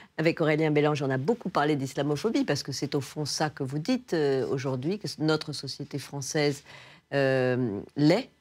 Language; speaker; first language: French; native; French